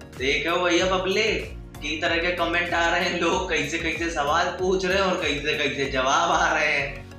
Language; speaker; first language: Hindi; native; Hindi